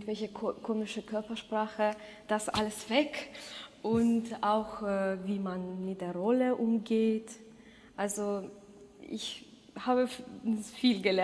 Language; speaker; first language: German; non-native, fluent; Russian